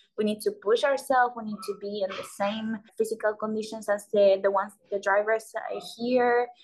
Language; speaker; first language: English; non-native, learner; Spanish